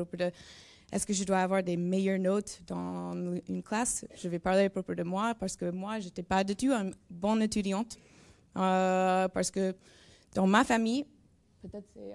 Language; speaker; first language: French; non-native, learner; English